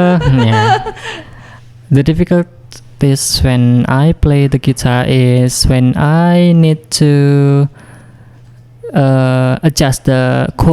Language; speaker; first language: English; non-native, fluent; Indonesian